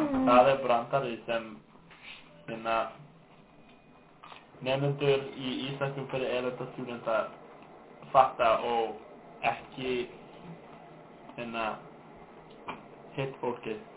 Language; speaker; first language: Icelandic; non-native, learner; English